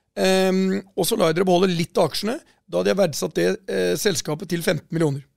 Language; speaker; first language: Norwegian; native; Norwegian